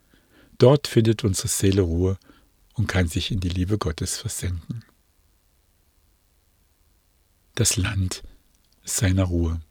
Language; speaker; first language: German; native; German